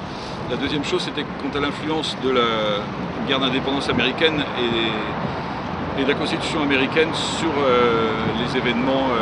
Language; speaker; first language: French; native; French